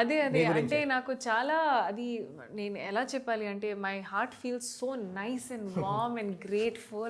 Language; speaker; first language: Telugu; non-native, local second language; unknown